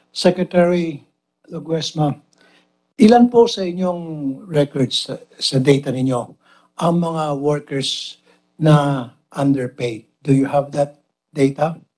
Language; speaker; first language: Filipino; native; Filipino